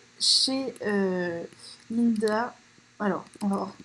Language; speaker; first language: French; native; French